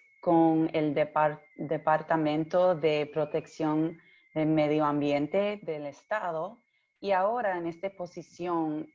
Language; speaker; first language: Spanish; early bilingual, heritage; English